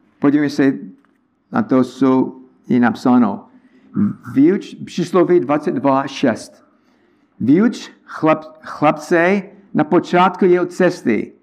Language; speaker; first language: Czech; non-native, learner; English